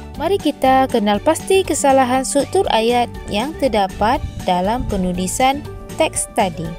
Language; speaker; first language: Malay; native; Malay